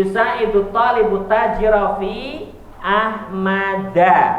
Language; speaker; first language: Arabic; non-native, fluent; Indonesian